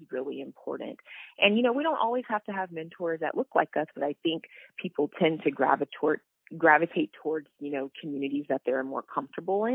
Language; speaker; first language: English; native; English